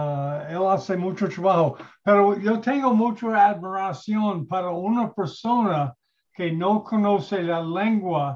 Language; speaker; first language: Spanish; non-native, learner; English